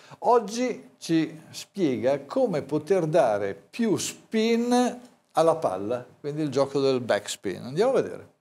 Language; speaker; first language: Italian; native; Italian